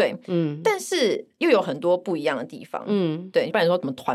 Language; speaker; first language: Chinese; native; Chinese